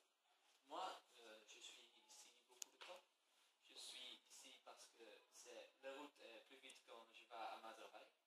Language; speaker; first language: French; non-native, learner; Dutch